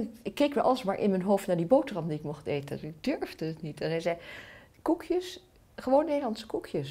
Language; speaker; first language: Dutch; native; Dutch